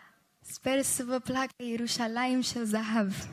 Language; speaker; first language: Romanian; early bilingual, heritage; Romanian